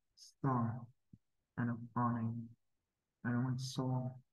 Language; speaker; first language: English; non-native, fluent; Vietnamese